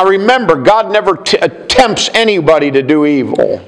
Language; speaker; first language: English; native; English